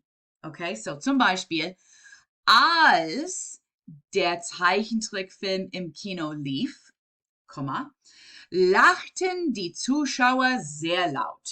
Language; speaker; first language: German; non-native, fluent; English